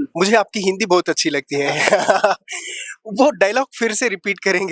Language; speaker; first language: Hindi; non-native, local second language; Kannada